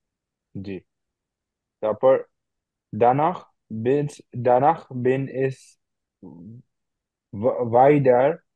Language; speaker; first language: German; non-native, learner; Bangla